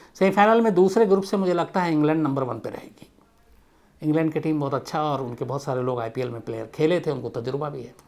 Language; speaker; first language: Hindi; native; Hindi